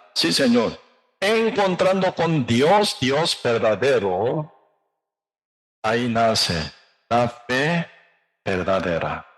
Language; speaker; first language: Spanish; non-native, learner; Korean